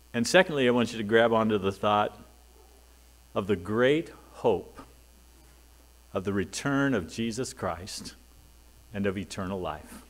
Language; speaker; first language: English; native; English